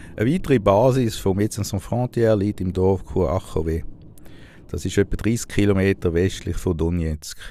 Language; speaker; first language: German; native; German